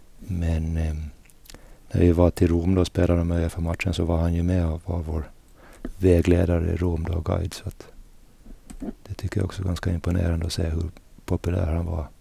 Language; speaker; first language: Swedish; native; Swedish